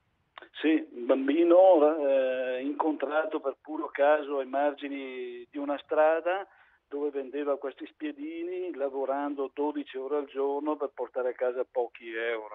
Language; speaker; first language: Italian; native; Italian